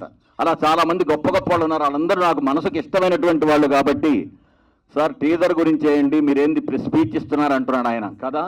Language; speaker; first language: Telugu; native; Telugu